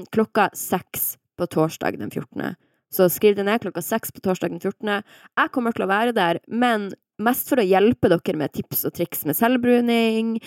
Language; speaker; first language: Norwegian; native; Norwegian